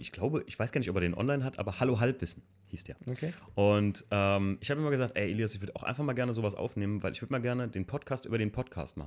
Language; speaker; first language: German; native; German